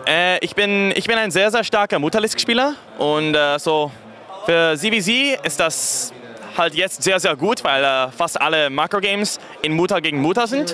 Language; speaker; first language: German; non-native, fluent; English